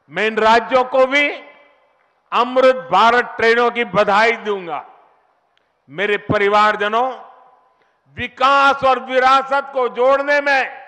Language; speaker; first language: Hindi; non-native, local second language; Gujarati